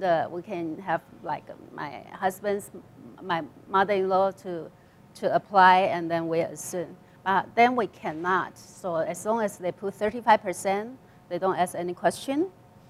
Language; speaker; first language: English; non-native, learner; Chinese